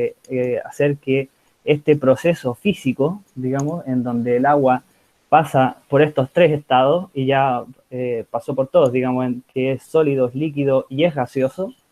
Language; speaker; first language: Spanish; native; Spanish